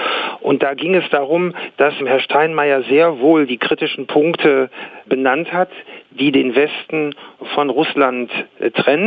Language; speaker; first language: German; native; German